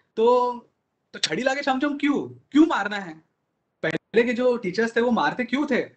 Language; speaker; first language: Hindi; non-native, local second language; Marathi